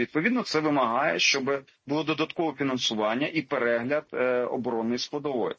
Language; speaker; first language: Ukrainian; native; Ukrainian